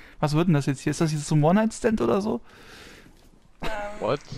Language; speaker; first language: German; native; German